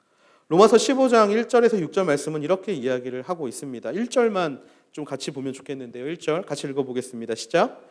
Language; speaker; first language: Korean; native; Korean